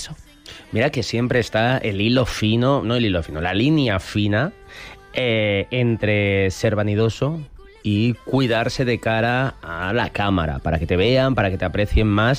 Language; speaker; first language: Spanish; native; Spanish